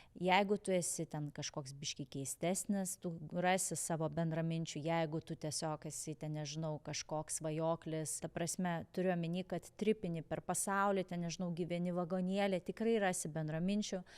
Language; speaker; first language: Lithuanian; native; Lithuanian